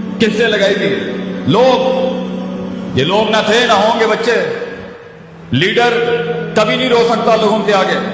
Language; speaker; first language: Urdu; non-native, local second language; Punjabi